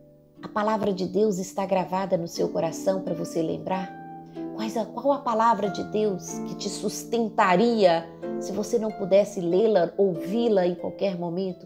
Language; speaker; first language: Portuguese; native; Portuguese